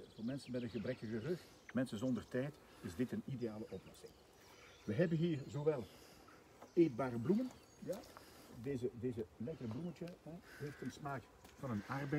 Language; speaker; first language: Dutch; native; Dutch